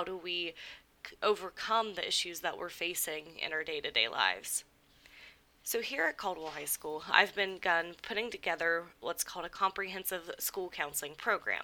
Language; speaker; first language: English; native; English